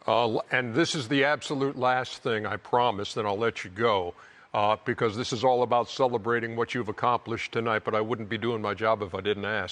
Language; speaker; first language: English; native; English